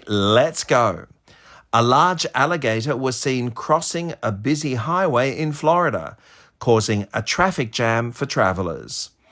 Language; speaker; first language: English; native; English